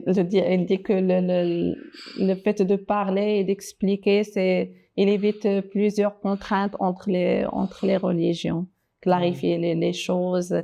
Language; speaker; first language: French; non-native, local second language; Arabic